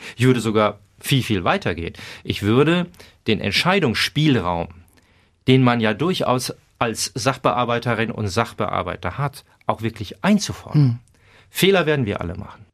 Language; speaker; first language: German; native; German